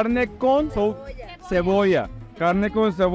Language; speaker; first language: Spanish; non-native, learner; Turkish